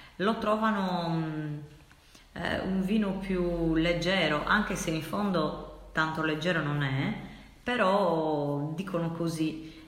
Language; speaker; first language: Italian; native; Italian